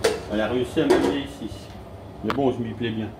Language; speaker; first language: French; native; French